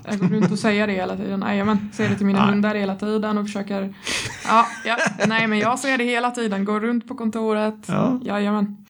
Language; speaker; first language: Swedish; non-native, fluent; Arabic